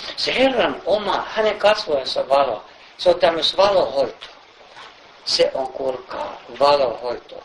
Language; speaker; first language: Finnish; native; Finnish